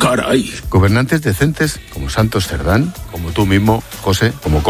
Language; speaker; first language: Spanish; native; Spanish